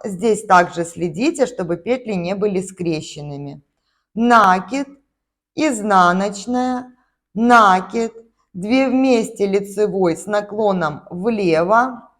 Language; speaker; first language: Russian; native; Russian